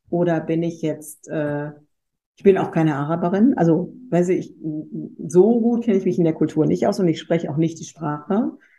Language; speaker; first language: German; native; German